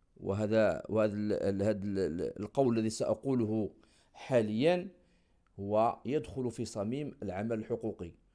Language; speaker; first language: Arabic; native; Arabic